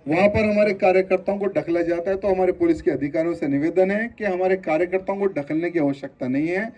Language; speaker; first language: Hindi; non-native, local second language; Telugu